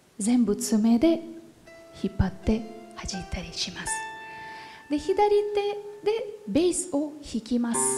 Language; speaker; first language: Japanese; non-native, fluent; Ukrainian